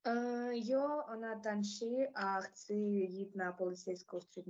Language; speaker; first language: Czech; non-native, learner; Ukrainian